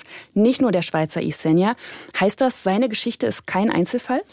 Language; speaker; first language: German; native; German